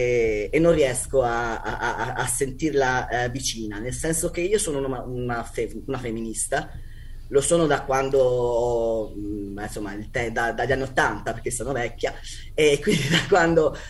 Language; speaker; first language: Italian; native; Italian